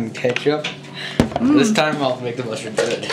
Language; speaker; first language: English; native; English